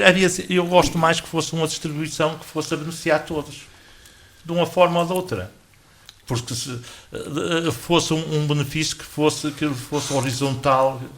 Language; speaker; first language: Portuguese; native; Portuguese